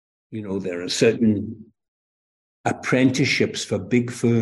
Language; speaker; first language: English; native; English